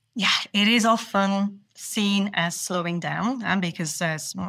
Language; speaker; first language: English; non-native, fluent; Dutch